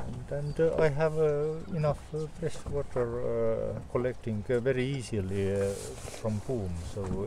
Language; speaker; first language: English; non-native, learner; Estonian